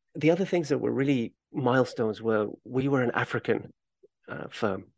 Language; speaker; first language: English; native; English